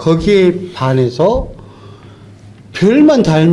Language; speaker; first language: Korean; native; Korean